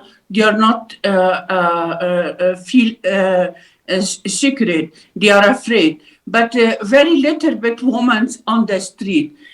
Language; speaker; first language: English; non-native, learner; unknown